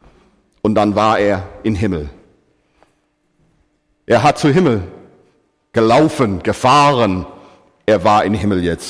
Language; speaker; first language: German; non-native, fluent; English